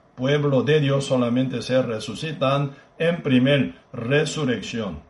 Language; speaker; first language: Spanish; non-native, fluent; Korean